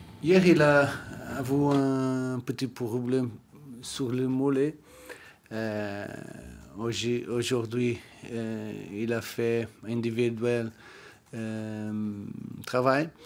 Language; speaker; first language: French; non-native, learner; Portuguese